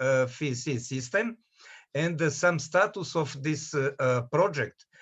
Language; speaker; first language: English; non-native, learner; Serbian